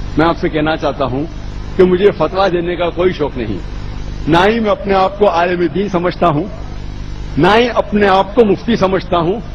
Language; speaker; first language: Urdu; non-native, local second language; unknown